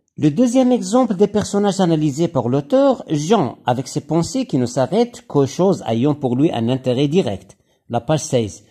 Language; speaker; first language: French; non-native, local second language; Arabic